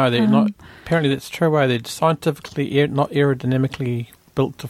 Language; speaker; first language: English; native; English